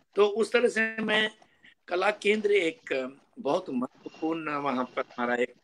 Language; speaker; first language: Hindi; native; Hindi